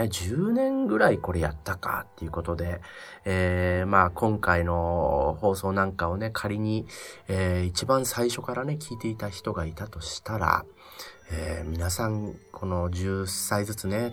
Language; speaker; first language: Japanese; native; Japanese